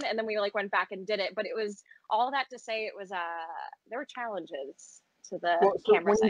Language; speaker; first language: English; native; English